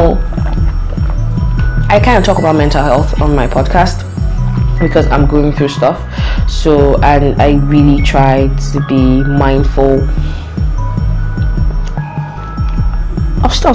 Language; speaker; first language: English; non-native, local second language; Yoruba